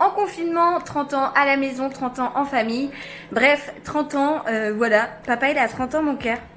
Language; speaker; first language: French; native; French